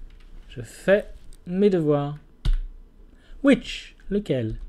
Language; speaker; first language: French; non-native, fluent; English